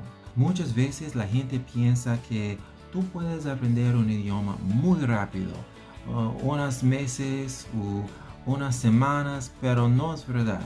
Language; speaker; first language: Spanish; non-native, learner; English